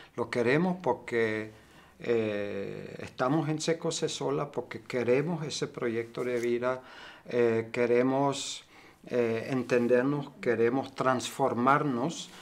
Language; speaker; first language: Spanish; non-native, fluent; German